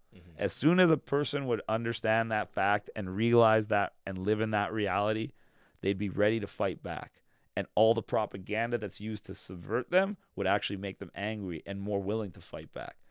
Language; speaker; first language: English; native; English